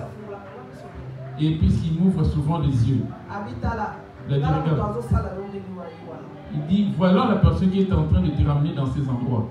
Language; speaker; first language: French; non-native, local second language; Lingala